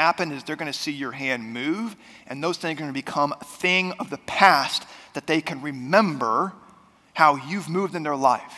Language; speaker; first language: English; native; English